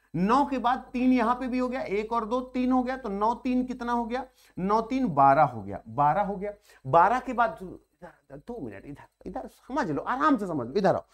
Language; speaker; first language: Hindi; native; Hindi